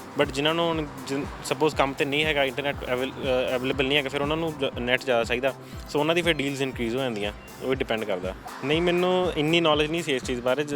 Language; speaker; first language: Punjabi; native; Punjabi